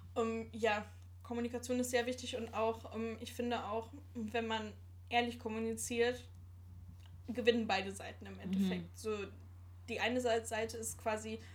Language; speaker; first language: German; native; German